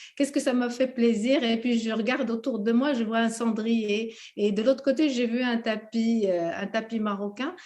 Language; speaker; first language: French; early bilingual, other home language; Arabic